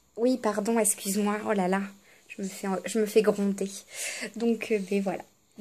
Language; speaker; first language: French; native; French